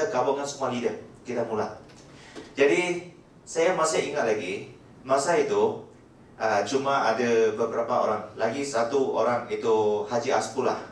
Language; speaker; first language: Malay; non-native, local second language; Chinese